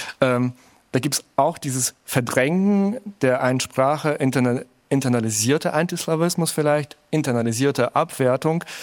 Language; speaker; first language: German; early bilingual, other home language; Russian